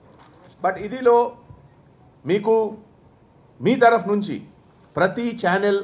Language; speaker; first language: Telugu; non-native, fluent; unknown